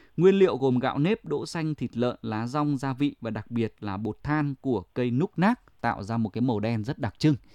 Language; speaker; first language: Vietnamese; native; Vietnamese